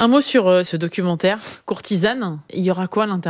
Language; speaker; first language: French; native; French